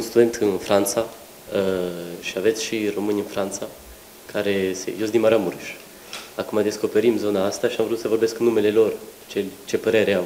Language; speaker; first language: Romanian; non-native, local second language; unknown